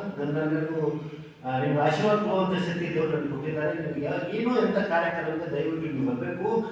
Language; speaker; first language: Kannada; non-native, local second language; Hindi